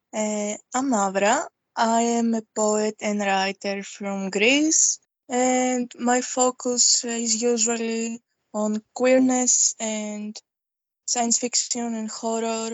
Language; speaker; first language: English; non-native, fluent; Greek